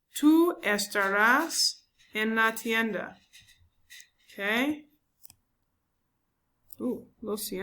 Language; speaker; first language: Spanish; non-native, learner; English